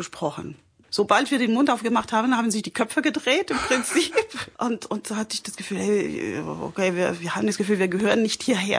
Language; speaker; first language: German; non-native, fluent; French